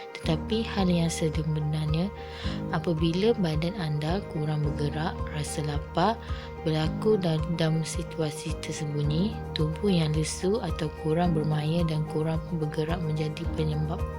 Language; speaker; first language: Malay; native; Malay